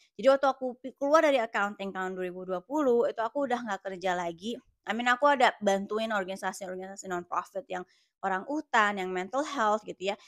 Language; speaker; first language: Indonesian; native; Indonesian